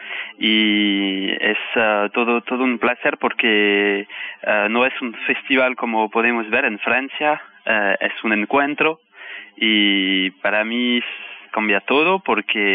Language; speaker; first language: Spanish; non-native, fluent; French